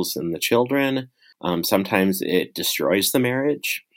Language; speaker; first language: English; native; English